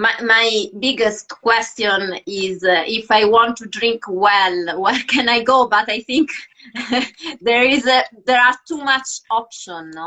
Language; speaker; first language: English; non-native, fluent; Italian